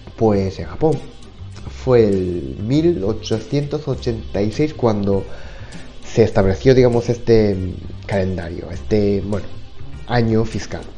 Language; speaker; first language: Spanish; non-native, fluent; Japanese